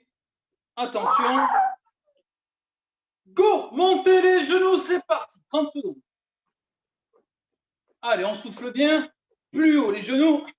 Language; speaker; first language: French; native; French